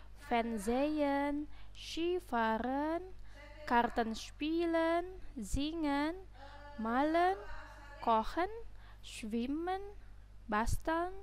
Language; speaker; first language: German; non-native, learner; Indonesian